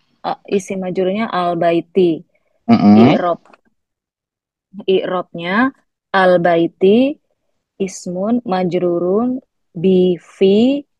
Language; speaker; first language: Arabic; non-native, learner; Indonesian